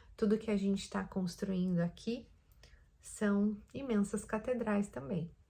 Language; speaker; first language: Portuguese; native; Portuguese